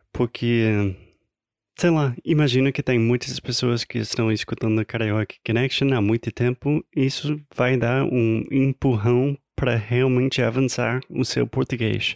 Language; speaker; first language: Portuguese; non-native, fluent; English